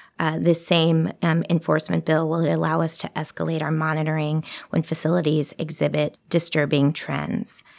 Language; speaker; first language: English; early bilingual, other home language; Spanish